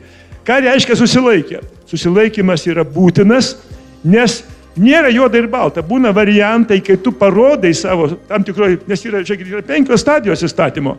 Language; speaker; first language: Lithuanian; native; Lithuanian